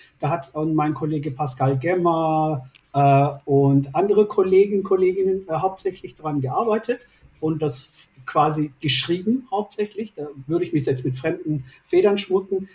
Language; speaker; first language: German; early bilingual, other home language; Turkish